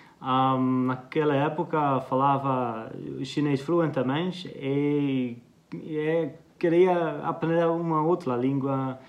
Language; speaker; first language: Portuguese; non-native, fluent; Dutch